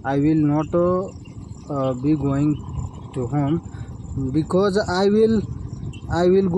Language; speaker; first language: English; non-native, learner; Hindi